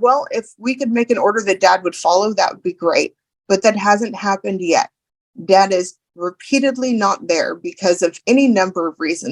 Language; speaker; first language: English; native; English